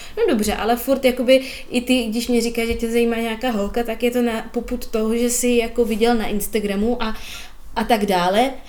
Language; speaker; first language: Czech; non-native, fluent; Russian